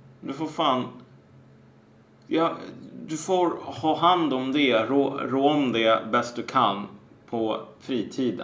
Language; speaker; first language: Swedish; native; Swedish